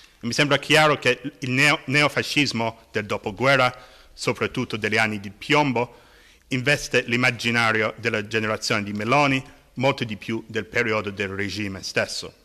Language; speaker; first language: Italian; non-native, fluent; English